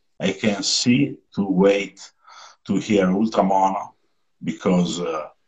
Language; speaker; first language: English; non-native, learner; Italian